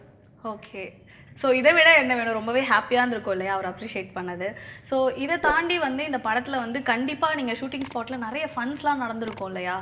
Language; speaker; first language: Tamil; native; Tamil